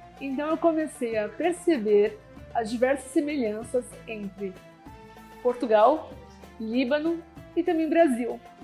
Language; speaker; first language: Portuguese; native; Portuguese